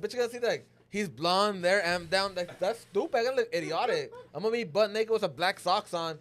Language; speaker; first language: English; early bilingual, other home language; Spanish